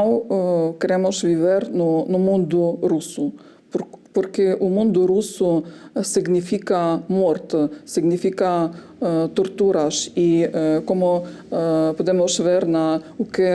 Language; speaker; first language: Portuguese; non-native, fluent; Ukrainian